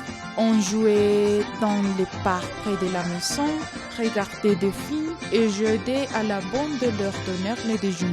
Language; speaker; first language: French; non-native, learner; Spanish